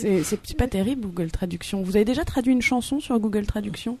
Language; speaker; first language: French; native; French